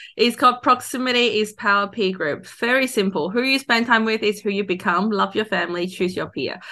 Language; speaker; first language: English; non-native, local second language; Cantonese